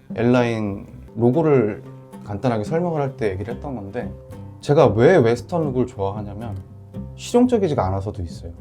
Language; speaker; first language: Korean; native; Korean